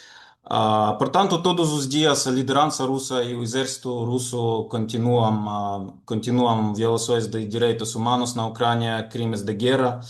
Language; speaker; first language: Portuguese; non-native, fluent; Ukrainian